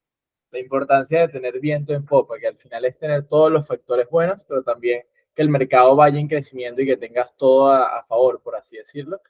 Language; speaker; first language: Spanish; native; Spanish